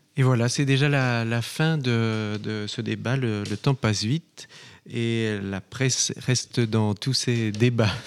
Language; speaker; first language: French; native; French